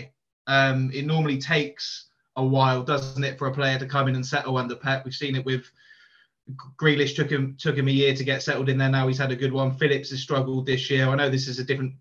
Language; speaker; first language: English; native; English